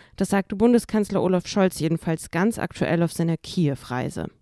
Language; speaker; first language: German; non-native, fluent; Russian